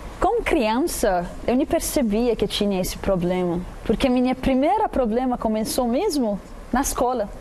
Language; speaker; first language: Portuguese; non-native, fluent; Arabic